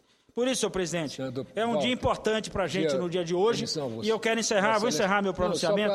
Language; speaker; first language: Portuguese; native; Portuguese